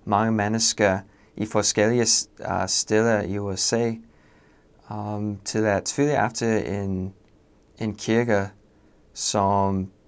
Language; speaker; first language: Danish; non-native, learner; English